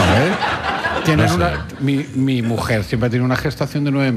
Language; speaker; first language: Spanish; native; Spanish